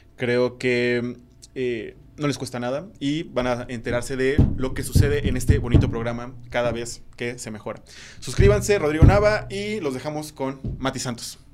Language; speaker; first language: Spanish; native; Spanish